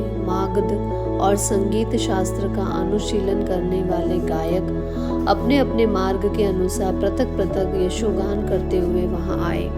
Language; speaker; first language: Hindi; native; Hindi